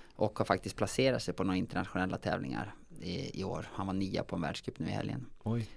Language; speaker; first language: Swedish; native; Swedish